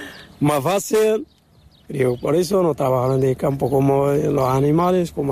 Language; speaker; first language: Spanish; non-native, learner; Arabic